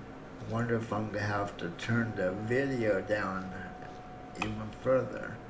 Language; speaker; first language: English; native; English